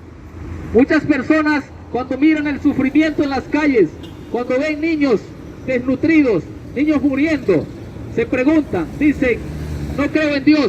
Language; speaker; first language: Spanish; native; Spanish